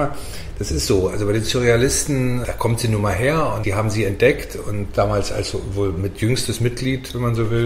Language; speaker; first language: German; native; German